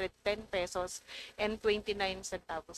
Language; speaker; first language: Filipino; native; Filipino